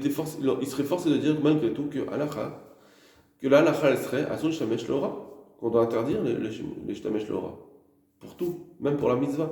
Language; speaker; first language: French; native; French